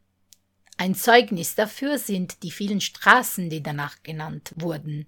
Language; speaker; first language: German; non-native, fluent; Italian